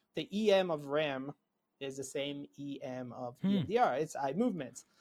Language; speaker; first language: English; non-native, fluent; Hebrew